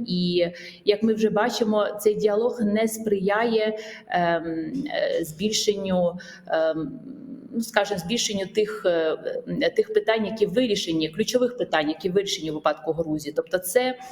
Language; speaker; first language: Ukrainian; non-native, fluent; Georgian